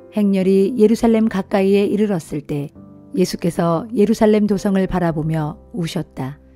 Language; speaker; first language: Korean; native; Korean